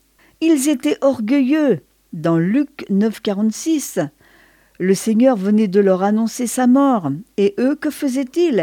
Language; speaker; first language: French; native; French